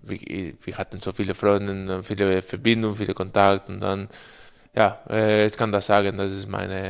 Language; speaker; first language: German; non-native, learner; Spanish